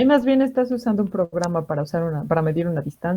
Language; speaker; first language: Spanish; native; Spanish